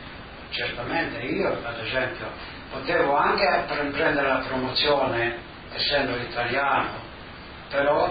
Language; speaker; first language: Italian; non-native, local second language; Slovenian